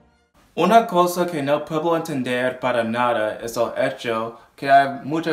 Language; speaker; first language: Spanish; non-native, learner; English